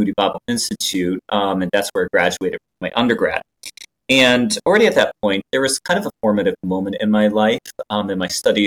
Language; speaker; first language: English; non-native, fluent; Japanese